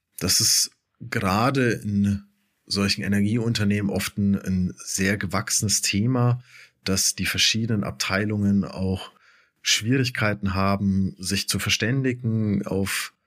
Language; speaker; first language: German; native; German